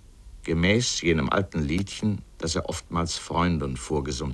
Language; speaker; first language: German; native; German